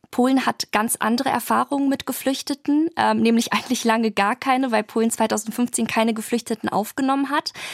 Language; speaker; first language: German; early bilingual, other home language; Polish